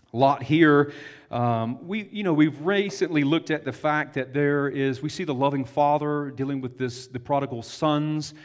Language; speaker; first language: English; native; English